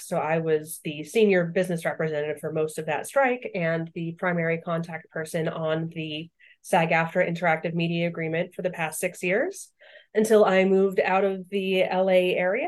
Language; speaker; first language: English; native; English